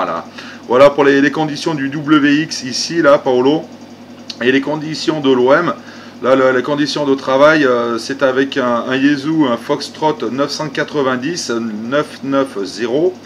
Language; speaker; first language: French; native; French